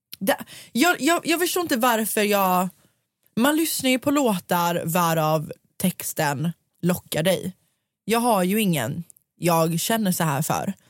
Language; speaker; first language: Swedish; native; Swedish